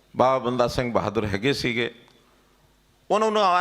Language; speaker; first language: Hindi; non-native, local second language; Punjabi